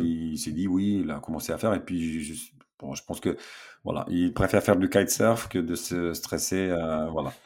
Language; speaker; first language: French; non-native, fluent; Romanian